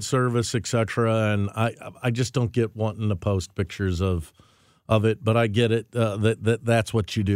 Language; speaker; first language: English; native; English